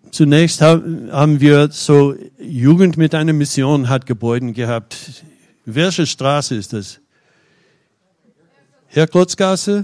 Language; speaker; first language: German; non-native, fluent; English